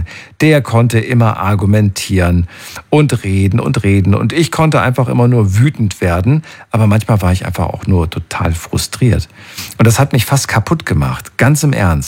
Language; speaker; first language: German; native; German